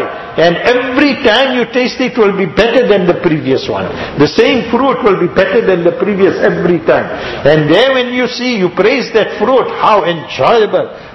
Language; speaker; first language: English; native; English